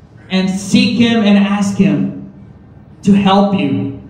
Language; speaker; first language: English; early bilingual, other home language; Spanish